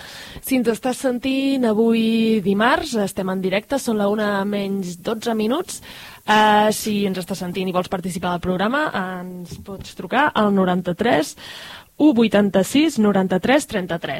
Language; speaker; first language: Catalan; native; Catalan